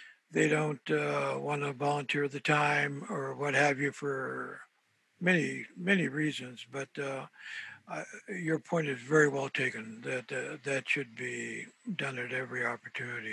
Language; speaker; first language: English; early bilingual, other home language; Spanish